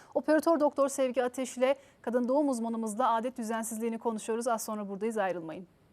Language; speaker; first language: Turkish; native; Turkish